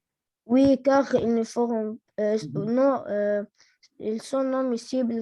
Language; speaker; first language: French; non-native, local second language; Arabic